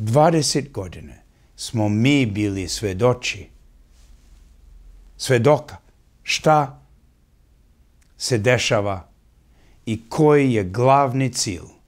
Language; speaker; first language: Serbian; early bilingual, heritage; English